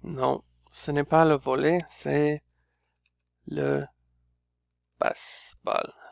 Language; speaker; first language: French; non-native, fluent; English